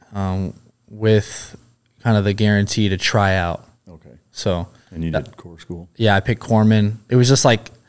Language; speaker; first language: English; native; English